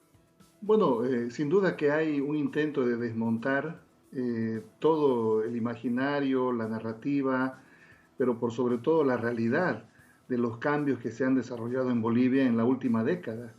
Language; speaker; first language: Spanish; native; Spanish